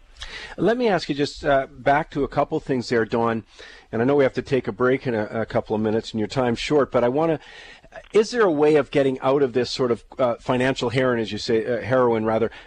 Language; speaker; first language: English; native; English